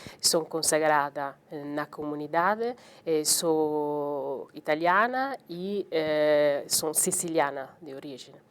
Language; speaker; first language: Portuguese; non-native, learner; Italian